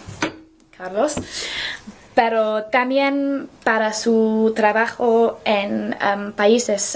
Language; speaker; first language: Spanish; non-native, learner; English